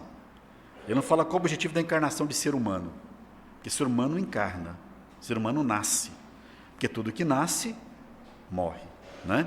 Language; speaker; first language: Portuguese; native; Portuguese